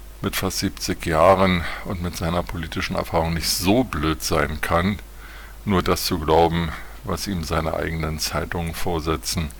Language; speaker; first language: German; native; German